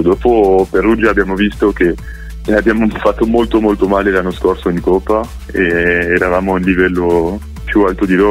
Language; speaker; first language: Italian; non-native, fluent; French